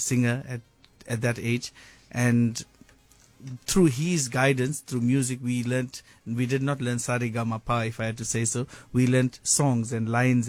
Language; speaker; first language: English; native; English